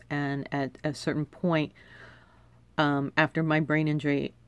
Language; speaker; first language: English; native; English